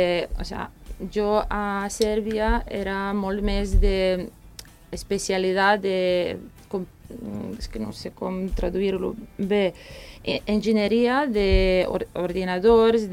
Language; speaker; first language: Catalan; non-native, fluent; Serbian